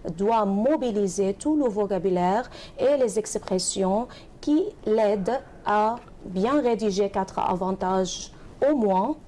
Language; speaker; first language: French; non-native, fluent; Arabic